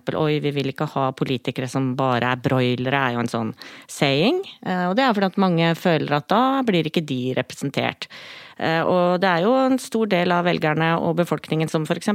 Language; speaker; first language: Norwegian; native; Norwegian